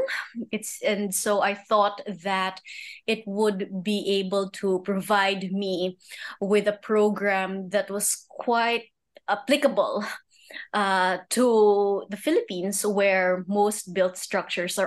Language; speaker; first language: English; native; English